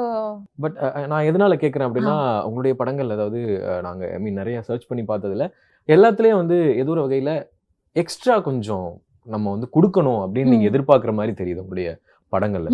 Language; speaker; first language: Tamil; native; Tamil